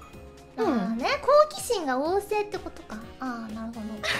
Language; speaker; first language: Japanese; native; Japanese